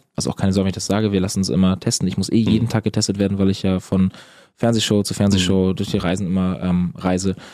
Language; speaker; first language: German; native; German